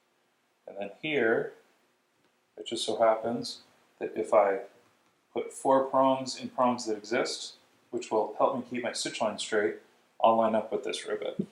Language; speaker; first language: English; native; English